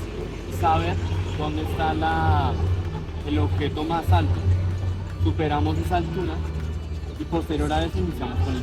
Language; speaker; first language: Spanish; native; Spanish